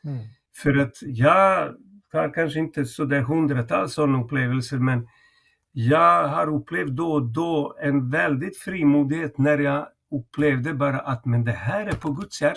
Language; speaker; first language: Swedish; non-native, fluent; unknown